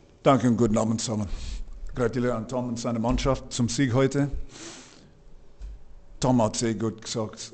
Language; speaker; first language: German; non-native, fluent; English